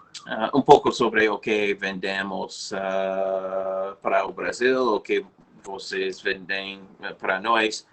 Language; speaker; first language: Portuguese; non-native, fluent; English